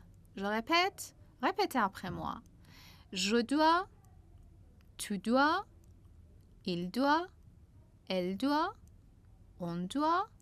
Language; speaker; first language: French; non-native, fluent; Persian